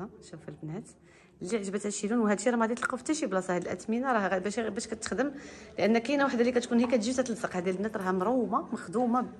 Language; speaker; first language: Arabic; native; Arabic